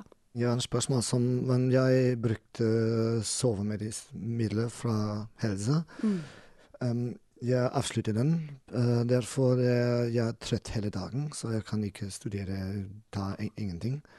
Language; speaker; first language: Norwegian; non-native, learner; German